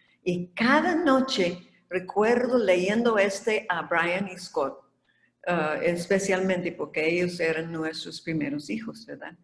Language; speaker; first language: Spanish; non-native, fluent; English